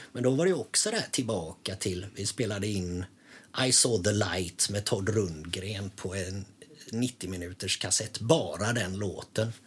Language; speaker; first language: Swedish; native; Swedish